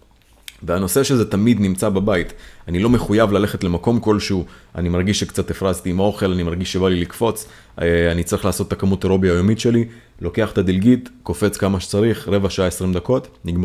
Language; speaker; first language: Hebrew; native; Hebrew